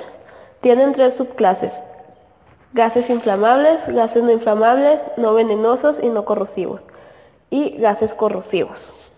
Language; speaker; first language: Spanish; native; Spanish